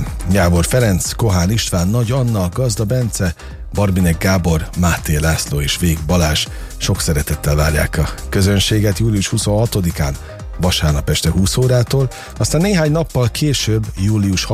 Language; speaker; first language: Hungarian; native; Hungarian